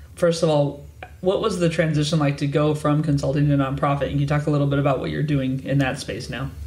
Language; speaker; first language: English; native; English